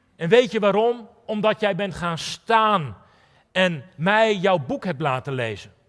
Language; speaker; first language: Dutch; native; Dutch